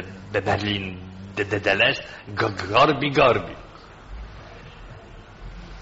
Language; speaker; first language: French; non-native, fluent; Polish